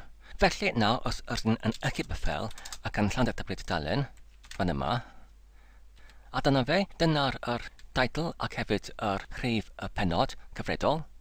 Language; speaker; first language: Welsh; non-native, fluent; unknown